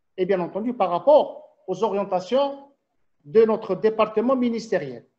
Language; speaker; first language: French; non-native, local second language; Arabic